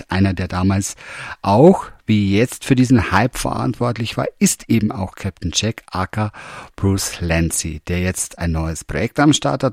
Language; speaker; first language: German; native; German